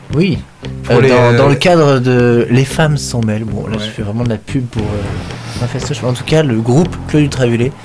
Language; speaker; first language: French; native; French